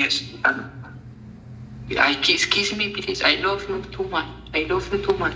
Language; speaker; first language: English; non-native, learner; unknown